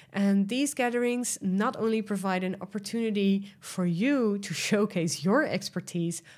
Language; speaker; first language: English; non-native, fluent; Dutch